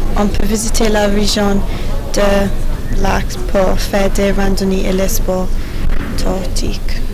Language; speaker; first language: French; non-native, learner; English